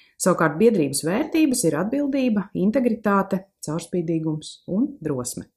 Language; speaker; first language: Latvian; native; Latvian